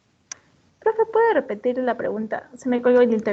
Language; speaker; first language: Spanish; native; Spanish